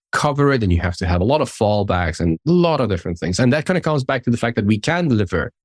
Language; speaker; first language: English; non-native, fluent; Persian